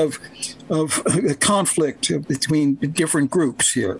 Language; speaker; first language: English; native; English